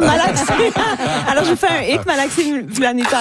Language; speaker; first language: French; native; French